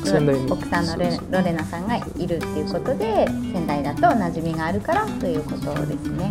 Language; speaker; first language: Japanese; native; Japanese